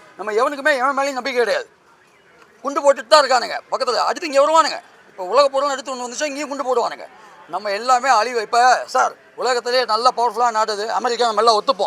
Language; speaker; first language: Tamil; native; Tamil